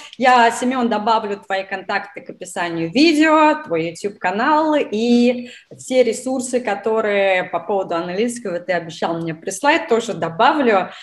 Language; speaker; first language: Russian; native; Russian